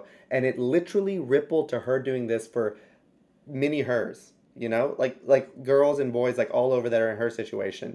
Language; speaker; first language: English; native; English